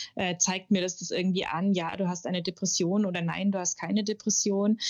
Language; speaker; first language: German; native; German